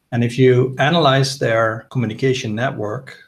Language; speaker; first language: English; non-native, fluent; Dutch